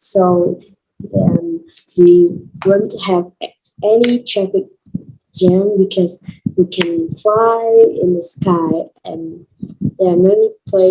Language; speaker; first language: English; non-native, learner; Vietnamese